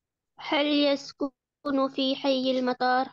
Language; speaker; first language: Arabic; non-native, learner; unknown